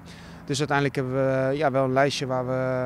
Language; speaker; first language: Dutch; native; Dutch